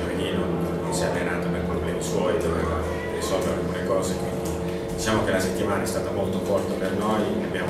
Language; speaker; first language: Italian; native; Italian